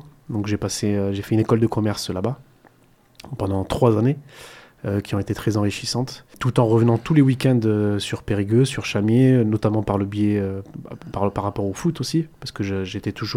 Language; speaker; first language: French; early bilingual, other home language; Arabic